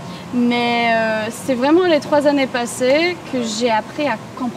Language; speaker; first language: French; non-native, local second language; English